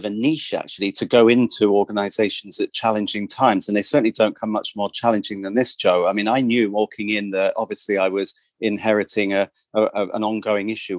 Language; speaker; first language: English; native; English